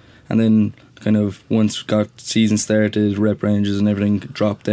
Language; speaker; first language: English; native; English